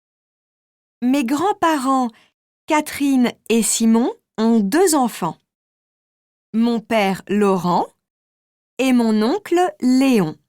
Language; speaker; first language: French; native; French